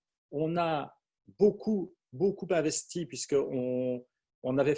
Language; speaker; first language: French; native; French